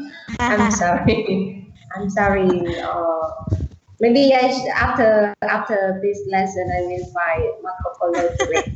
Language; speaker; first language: English; non-native, learner; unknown